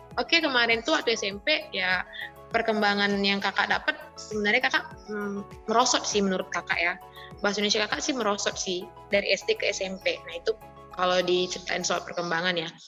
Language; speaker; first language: Indonesian; native; Indonesian